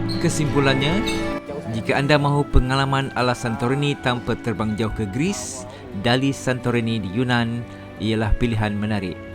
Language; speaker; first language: Malay; native; Malay